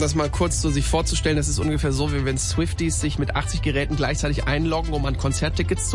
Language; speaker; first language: German; native; German